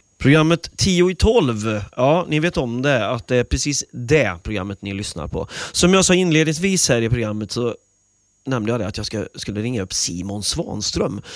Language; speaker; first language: Swedish; native; Swedish